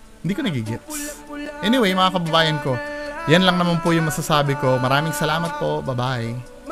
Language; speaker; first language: Filipino; native; Filipino